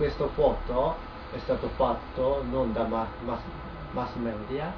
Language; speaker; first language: Italian; non-native, learner; Japanese